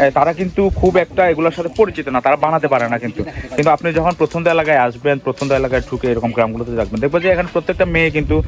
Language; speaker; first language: Bangla; non-native, local second language; Chakma